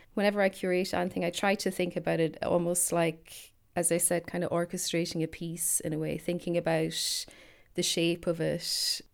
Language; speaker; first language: English; native; English